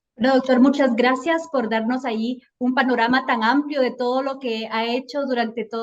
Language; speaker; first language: Spanish; native; Spanish